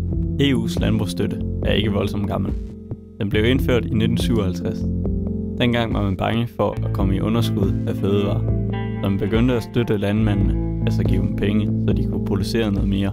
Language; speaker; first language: Danish; native; Danish